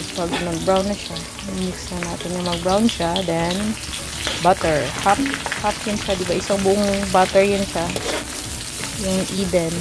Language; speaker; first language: Filipino; non-native, local second language; Hiligaynon